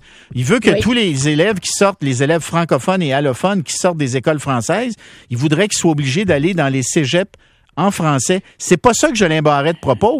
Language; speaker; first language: French; native; French